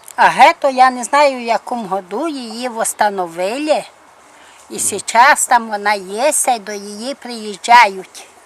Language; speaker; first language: Ukrainian; native; Ukrainian